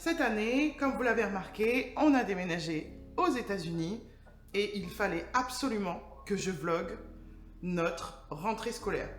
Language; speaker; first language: French; native; French